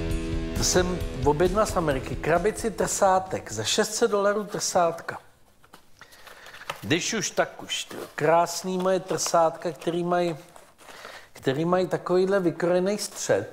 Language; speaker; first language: Czech; native; Czech